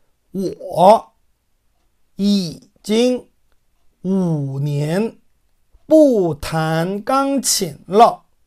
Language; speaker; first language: Chinese; non-native, fluent; Korean